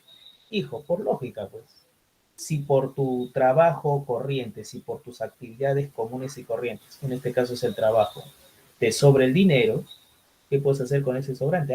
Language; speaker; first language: Spanish; native; Spanish